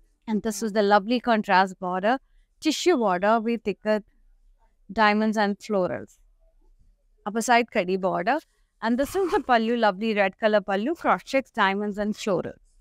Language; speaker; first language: English; non-native, local second language; Telugu